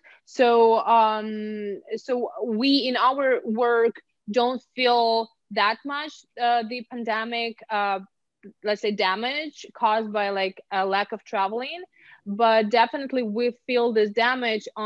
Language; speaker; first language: English; non-native, fluent; Ukrainian